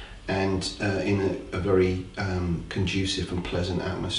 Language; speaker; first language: English; native; English